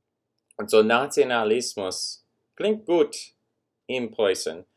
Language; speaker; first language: German; non-native, learner; English